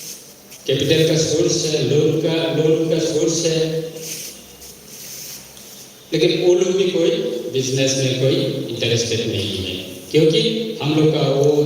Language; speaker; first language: Hindi; non-native, local second language; Kok Borok